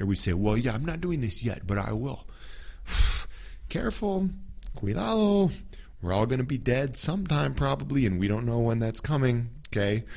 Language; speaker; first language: English; native; English